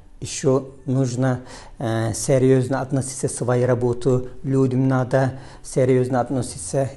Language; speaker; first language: Russian; non-native, learner; Turkish